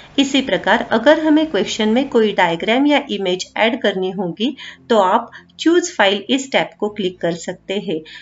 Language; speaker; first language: Hindi; non-native, local second language; Marathi